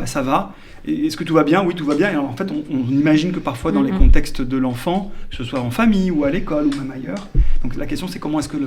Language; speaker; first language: French; native; French